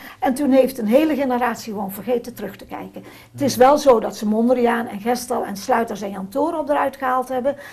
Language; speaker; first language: Dutch; native; Dutch